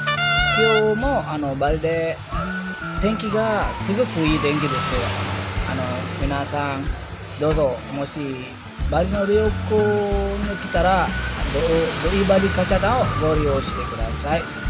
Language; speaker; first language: Japanese; non-native, fluent; Indonesian